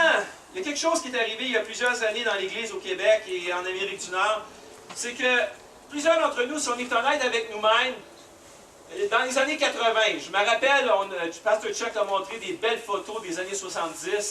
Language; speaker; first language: French; native; French